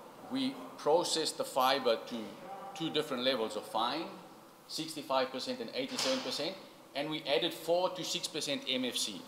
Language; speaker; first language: English; non-native, fluent; Italian